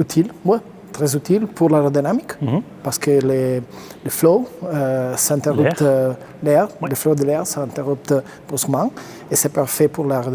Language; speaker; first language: French; non-native, learner; Italian